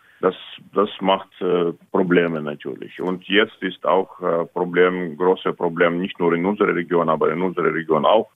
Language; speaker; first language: German; non-native, fluent; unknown